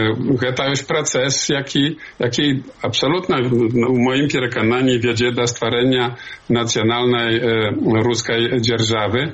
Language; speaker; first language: Polish; non-native, learner; Belarusian